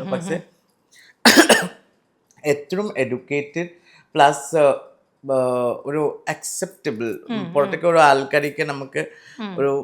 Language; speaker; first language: Malayalam; non-native, learner; Assamese